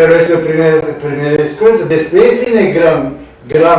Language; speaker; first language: Spanish; non-native, learner; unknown